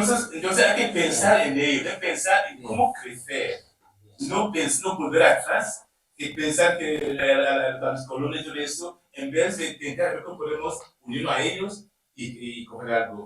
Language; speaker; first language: Spanish; non-native, learner; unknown